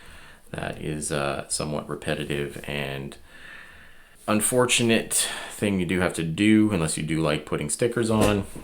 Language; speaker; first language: English; native; English